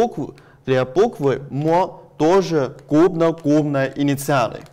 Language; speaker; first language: Russian; non-native, learner; Chinese